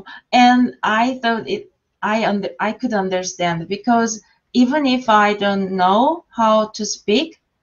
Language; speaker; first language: English; non-native, learner; Korean